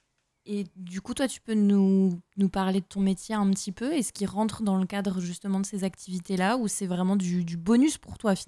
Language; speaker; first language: French; native; French